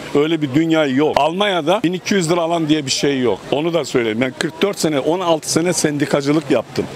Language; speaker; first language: Turkish; native; Turkish